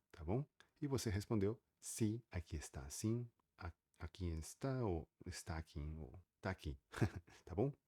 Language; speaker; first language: Portuguese; native; Portuguese